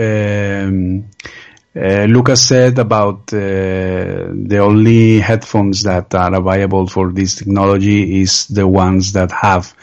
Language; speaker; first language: English; non-native, learner; Spanish